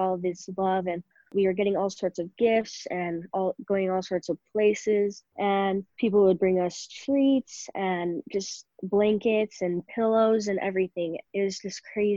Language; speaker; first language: English; native; English